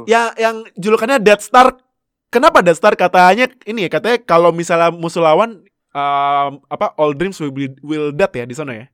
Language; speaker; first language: Indonesian; native; Indonesian